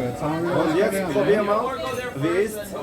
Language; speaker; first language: German; non-native, learner; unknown